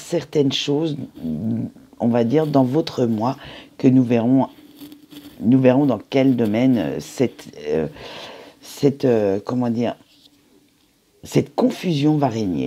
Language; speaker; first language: French; native; French